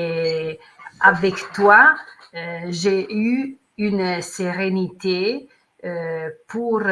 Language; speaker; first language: French; non-native, learner; Italian